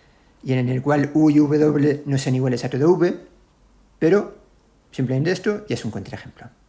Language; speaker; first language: Spanish; native; Spanish